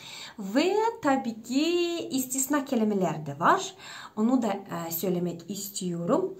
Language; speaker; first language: Turkish; non-native, fluent; Russian